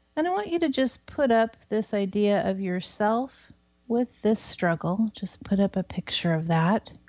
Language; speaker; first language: English; native; English